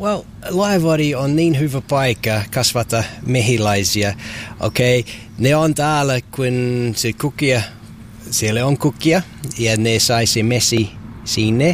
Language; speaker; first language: Finnish; non-native, learner; English